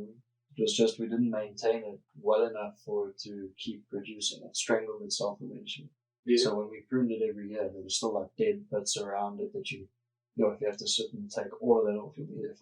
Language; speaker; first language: English; native; English